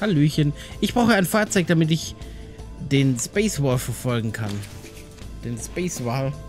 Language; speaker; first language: German; native; German